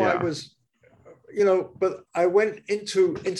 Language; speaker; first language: English; native; English